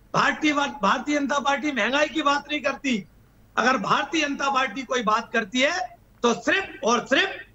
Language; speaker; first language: Hindi; native; Hindi